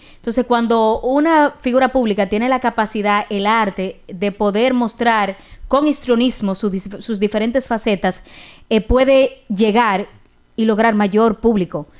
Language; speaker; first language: Spanish; native; Spanish